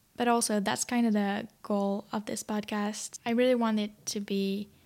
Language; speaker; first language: English; non-native, fluent; French